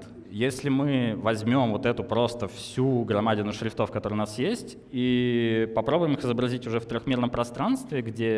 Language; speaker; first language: Russian; native; Russian